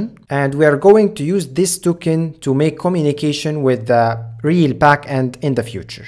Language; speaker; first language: English; non-native, fluent; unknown